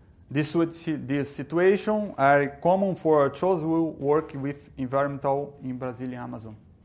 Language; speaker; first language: English; non-native, learner; Portuguese